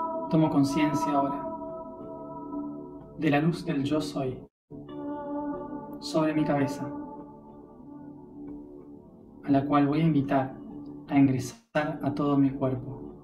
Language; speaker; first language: Spanish; native; Spanish